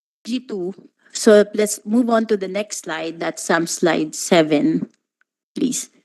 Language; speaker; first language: English; non-native, local second language; Filipino